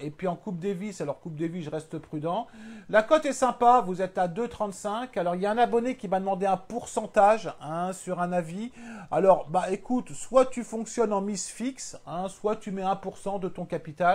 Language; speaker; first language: French; native; French